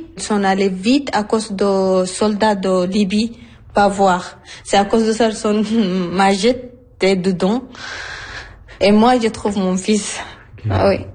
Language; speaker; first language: French; non-native, learner; Arabic